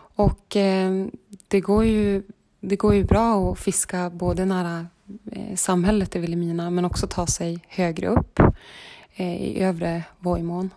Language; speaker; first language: Swedish; native; Swedish